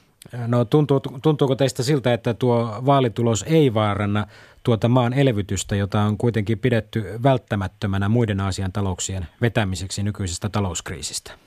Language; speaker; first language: Finnish; native; Finnish